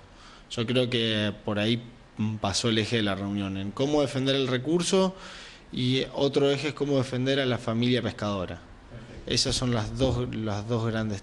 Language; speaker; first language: Spanish; native; Spanish